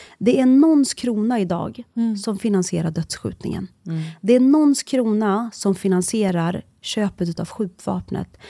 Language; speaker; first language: Swedish; early bilingual, other home language; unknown